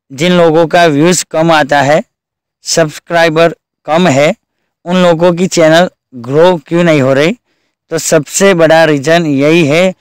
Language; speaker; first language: Hindi; non-native, local second language; Gujarati